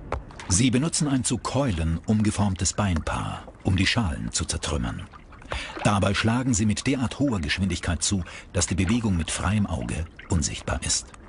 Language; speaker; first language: German; native; German